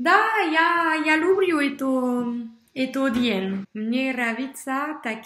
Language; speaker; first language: Russian; non-native, learner; French